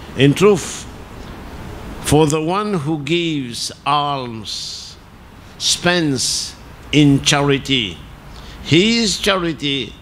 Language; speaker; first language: English; non-native, local second language; Morisyen